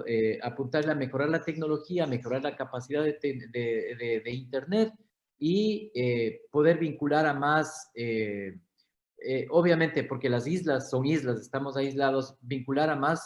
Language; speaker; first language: Spanish; native; Spanish